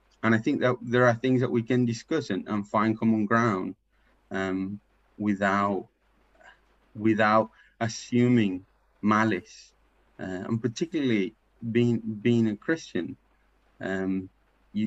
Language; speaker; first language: English; non-native, fluent; Spanish